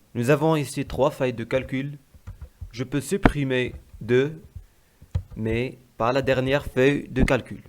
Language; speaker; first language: French; non-native, local second language; Arabic